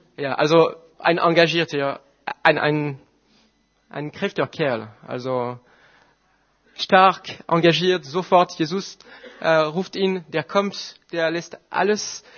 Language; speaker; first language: German; non-native, fluent; French